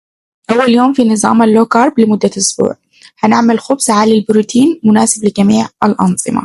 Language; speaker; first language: Arabic; native; Arabic